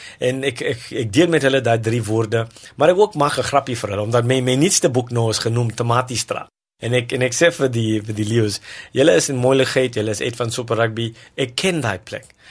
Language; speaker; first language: Afrikaans; non-native, local second language; English